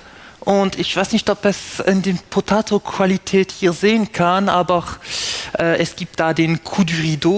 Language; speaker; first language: German; non-native, fluent; French